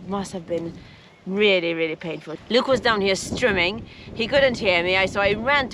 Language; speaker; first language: English; native; English